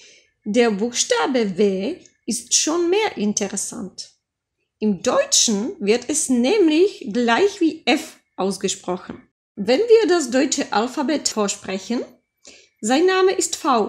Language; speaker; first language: German; non-native, fluent; Czech